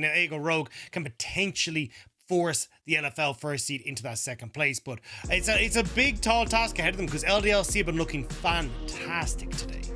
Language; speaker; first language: English; native; English